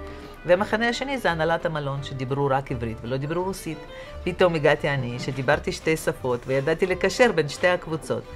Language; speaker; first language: Hebrew; non-native, fluent; Russian